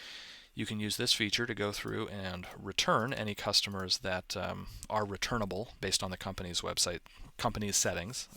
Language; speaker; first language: English; native; English